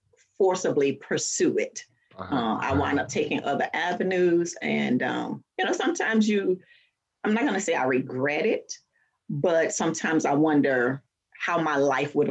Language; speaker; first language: English; native; English